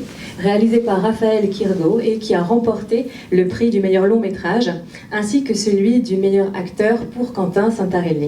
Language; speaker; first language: French; native; French